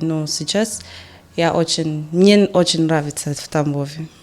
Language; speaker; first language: Russian; non-native, learner; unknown